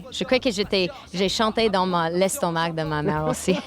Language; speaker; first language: French; non-native, local second language; English